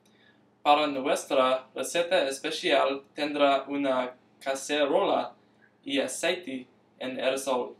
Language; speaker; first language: Spanish; non-native, learner; English